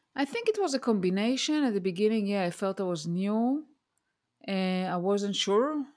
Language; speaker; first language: English; non-native, fluent; Hebrew